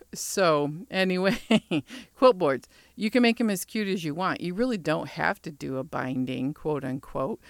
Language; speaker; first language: English; native; English